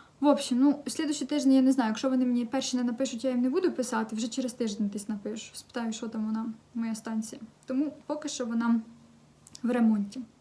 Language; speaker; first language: Ukrainian; non-native, local second language; Russian